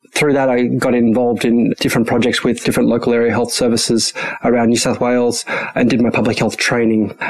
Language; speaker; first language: English; early bilingual, other home language; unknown